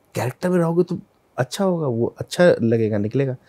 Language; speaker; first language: Hindi; native; Hindi